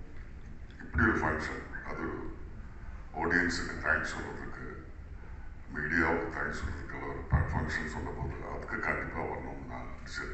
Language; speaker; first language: Tamil; non-native, learner; Malayalam